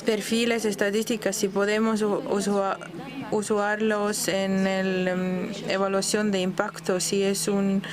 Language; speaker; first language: Spanish; non-native, fluent; German